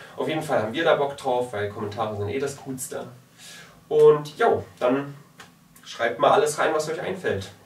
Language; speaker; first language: German; native; German